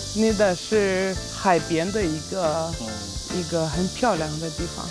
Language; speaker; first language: Chinese; non-native, fluent; Lithuanian